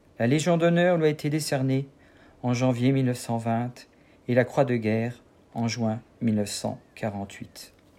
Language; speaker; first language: French; native; French